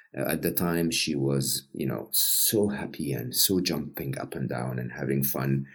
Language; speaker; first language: English; non-native, fluent; Arabic